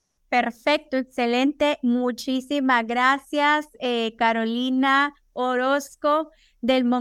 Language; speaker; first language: Spanish; native; Spanish